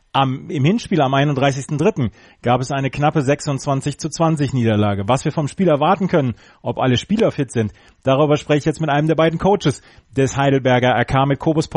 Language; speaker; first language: German; native; German